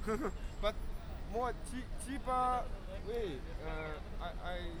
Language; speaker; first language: English; non-native, learner; Japanese